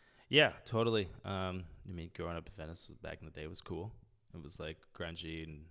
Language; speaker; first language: English; early bilingual, other home language; French